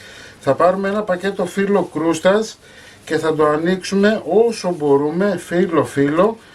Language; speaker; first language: Greek; native; Greek